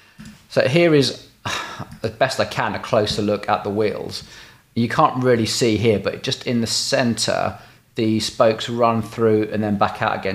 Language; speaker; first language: English; native; English